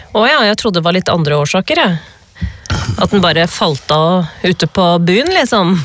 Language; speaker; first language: Norwegian; early bilingual, other home language; Urdu